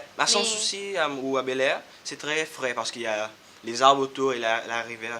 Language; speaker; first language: French; non-native, local second language; Seselwa Creole French